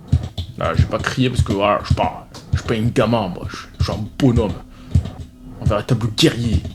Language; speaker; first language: French; native; French